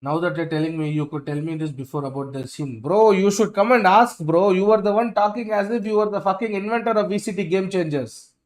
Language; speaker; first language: English; non-native, local second language; Hindi